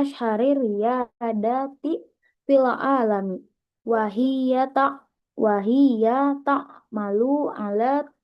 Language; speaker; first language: Arabic; non-native, learner; Indonesian